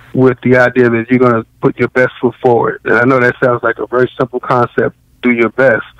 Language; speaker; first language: English; native; English